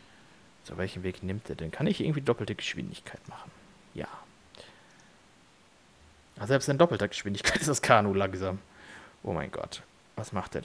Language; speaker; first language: German; native; German